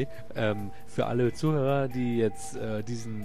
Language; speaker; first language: German; native; German